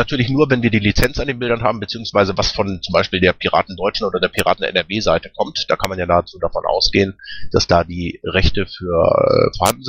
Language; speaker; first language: German; native; German